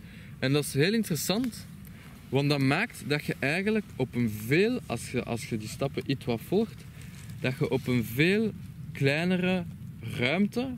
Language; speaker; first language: Dutch; native; Dutch